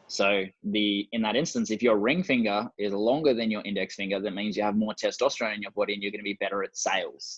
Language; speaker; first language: English; native; English